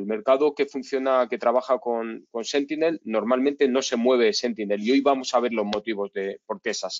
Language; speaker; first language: Spanish; native; Spanish